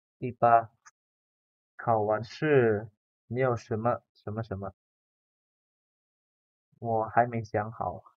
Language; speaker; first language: Chinese; non-native, fluent; Indonesian